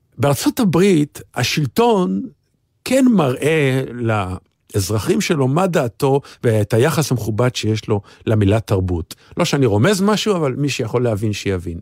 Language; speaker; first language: Hebrew; native; Hebrew